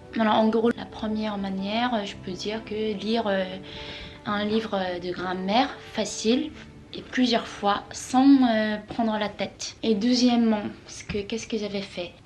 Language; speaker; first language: French; non-native, fluent; Korean